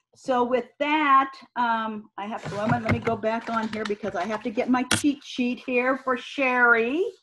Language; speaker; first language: English; native; English